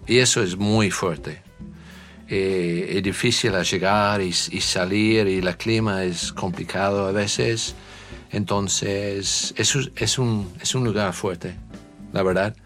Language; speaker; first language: Spanish; non-native, learner; English